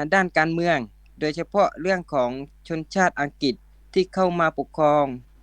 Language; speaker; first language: Thai; non-native, local second language; Pattani Malay